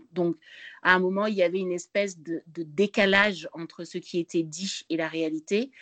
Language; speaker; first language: French; native; French